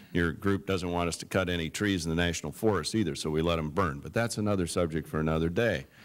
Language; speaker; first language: English; native; English